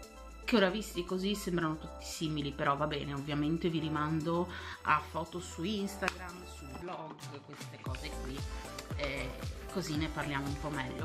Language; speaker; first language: Italian; native; Italian